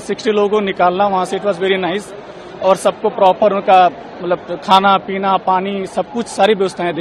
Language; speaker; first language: Hindi; native; Hindi